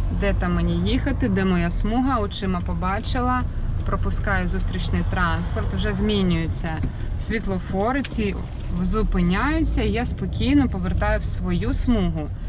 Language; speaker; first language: Ukrainian; non-native, local second language; Russian